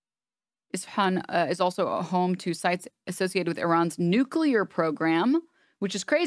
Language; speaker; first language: English; native; English